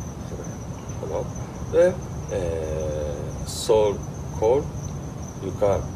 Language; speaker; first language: Turkish; non-native, learner; Japanese